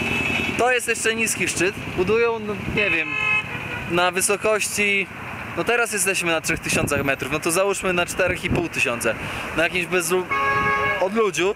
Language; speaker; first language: Polish; native; Polish